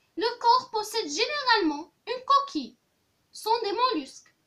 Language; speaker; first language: French; non-native, local second language; Arabic